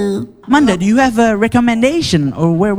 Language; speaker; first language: English; non-native, fluent; Indonesian